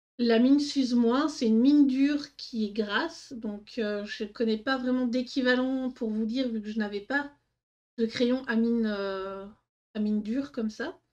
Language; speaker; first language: French; native; French